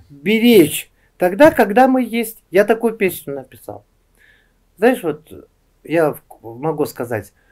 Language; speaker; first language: Russian; non-native, local second language; Uzbek